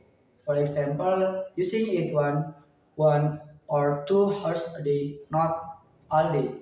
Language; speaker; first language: English; non-native, learner; Indonesian